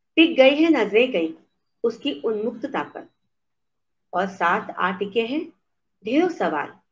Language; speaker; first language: Hindi; native; Hindi